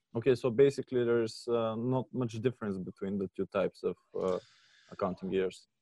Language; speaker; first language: English; non-native, fluent; Bulgarian